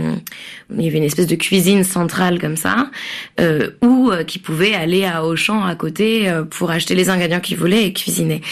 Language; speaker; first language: French; native; French